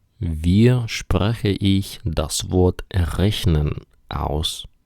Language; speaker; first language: German; non-native, fluent; Ukrainian